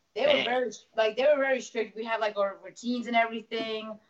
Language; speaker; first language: English; early bilingual, other home language; Russian